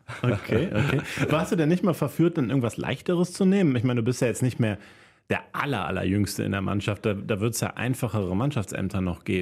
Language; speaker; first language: German; native; German